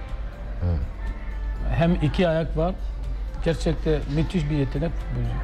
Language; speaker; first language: Turkish; non-native, learner; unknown